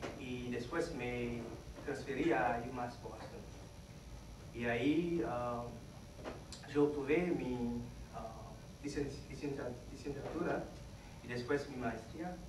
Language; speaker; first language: Spanish; non-native, fluent; Haitian Creole